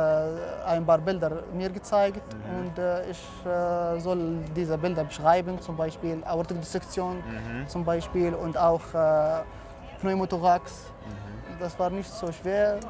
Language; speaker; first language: German; non-native, fluent; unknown